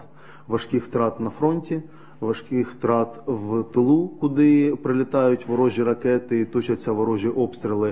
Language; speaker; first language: Ukrainian; native; Ukrainian